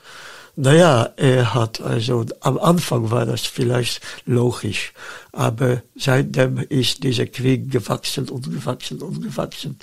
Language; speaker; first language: German; non-native, fluent; Dutch